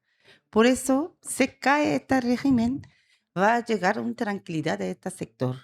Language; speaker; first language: Spanish; non-native, learner; Persian